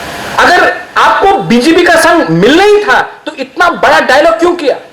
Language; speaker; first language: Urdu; non-native, local second language; Kok Borok